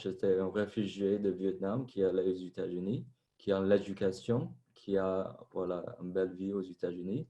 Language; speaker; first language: French; non-native, fluent; Vietnamese